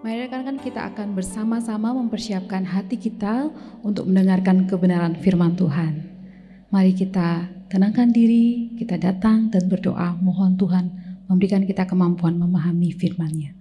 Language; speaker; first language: Indonesian; native; Indonesian